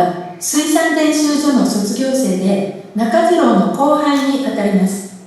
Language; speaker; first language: Japanese; native; Japanese